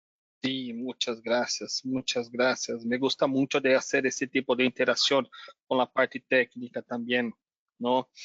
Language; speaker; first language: Spanish; non-native, learner; Portuguese